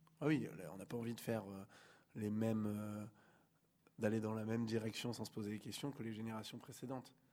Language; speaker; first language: French; native; French